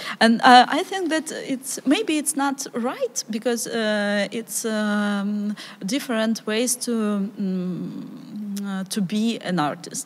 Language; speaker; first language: English; non-native, learner; Ukrainian